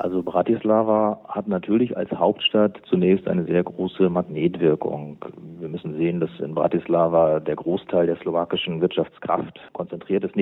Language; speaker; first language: German; native; German